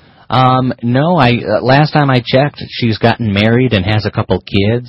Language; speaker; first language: English; native; English